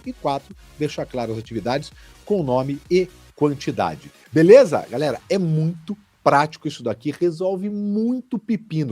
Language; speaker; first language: Portuguese; native; Portuguese